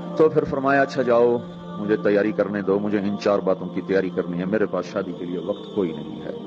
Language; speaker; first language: Urdu; non-native, local second language; Punjabi